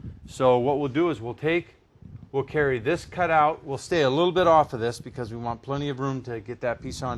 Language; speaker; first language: English; native; English